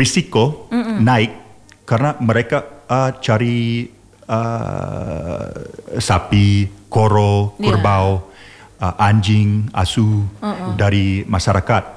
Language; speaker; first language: Indonesian; non-native, learner; English